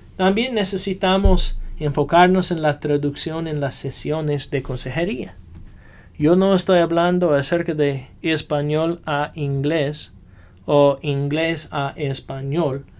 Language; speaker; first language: Spanish; non-native, fluent; English